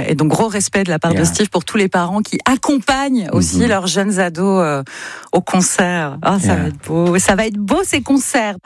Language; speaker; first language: French; native; French